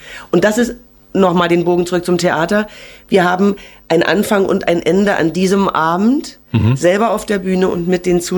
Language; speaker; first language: German; native; German